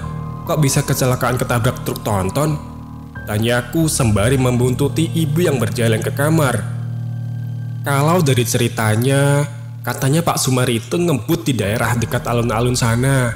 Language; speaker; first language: Indonesian; native; Indonesian